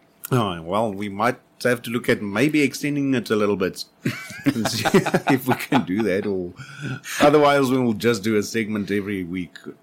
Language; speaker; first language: English; non-native, local second language; Afrikaans